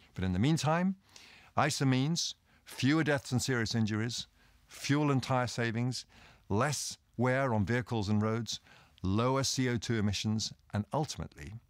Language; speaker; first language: English; native; English